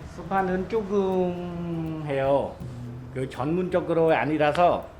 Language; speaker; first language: Korean; non-native, learner; Khmer